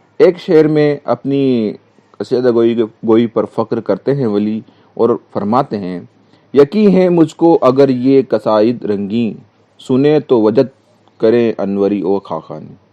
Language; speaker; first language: Urdu; native; Urdu